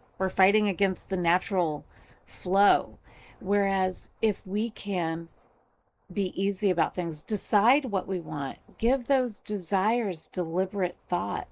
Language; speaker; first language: English; native; English